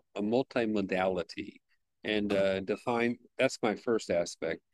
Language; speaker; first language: English; native; English